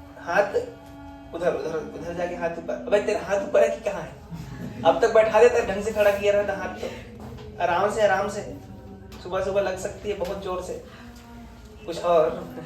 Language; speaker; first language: Hindi; native; Hindi